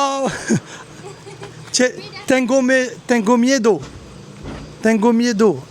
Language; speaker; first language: Spanish; non-native, learner; French